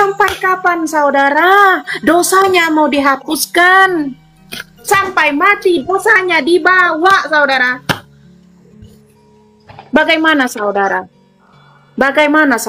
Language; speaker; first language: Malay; non-native, local second language; Madurese